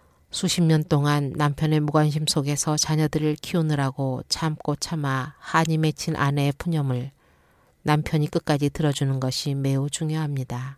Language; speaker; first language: Korean; native; Korean